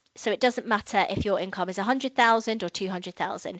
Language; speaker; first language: English; native; English